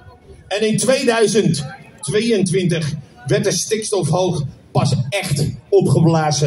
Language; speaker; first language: Dutch; native; Dutch